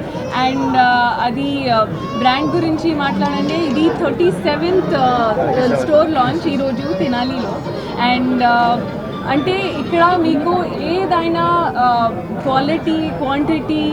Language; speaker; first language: Telugu; non-native, fluent; Hindi